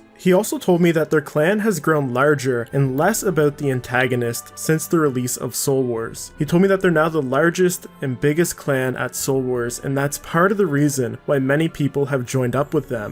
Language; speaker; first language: English; native; English